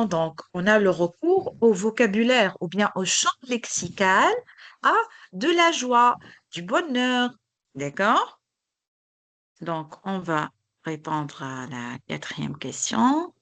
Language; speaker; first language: French; non-native, local second language; Arabic